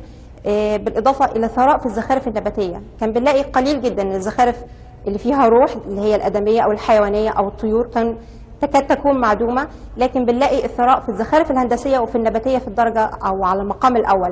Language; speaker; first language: Arabic; native; Arabic